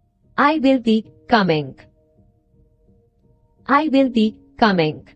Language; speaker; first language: English; non-native, fluent; Urdu